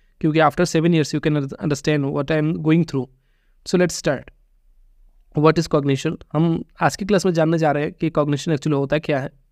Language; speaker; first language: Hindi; non-native, local second language; Bangla